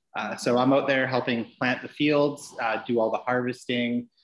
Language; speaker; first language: English; native; English